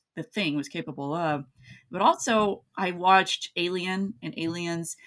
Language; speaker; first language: English; native; English